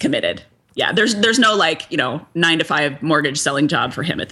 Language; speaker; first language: English; native; English